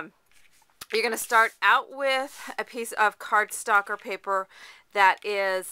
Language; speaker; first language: English; native; English